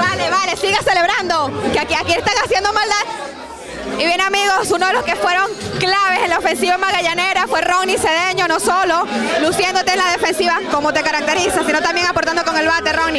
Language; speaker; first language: Spanish; native; Spanish